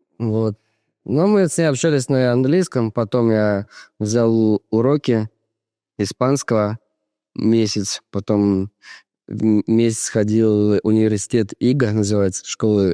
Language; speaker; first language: Russian; native; Russian